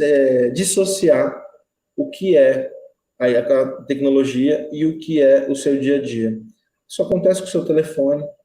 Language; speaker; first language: Portuguese; native; Portuguese